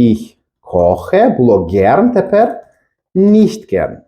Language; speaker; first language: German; non-native, fluent; Ukrainian